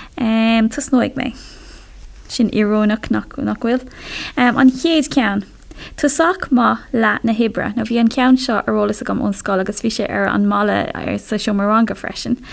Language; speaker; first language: Irish; non-native, local second language; English